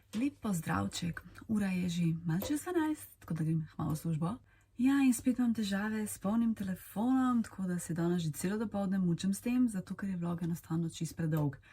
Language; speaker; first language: Slovenian; early bilingual, other home language; Serbian